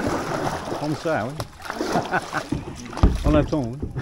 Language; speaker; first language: French; non-native, learner; English